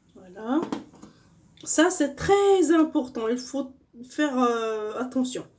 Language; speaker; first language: French; non-native, local second language; Arabic